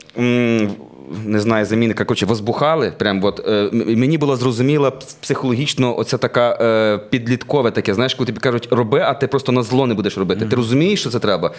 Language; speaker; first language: Ukrainian; native; Ukrainian